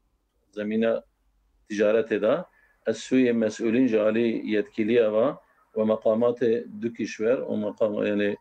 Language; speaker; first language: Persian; non-native, fluent; Kurdish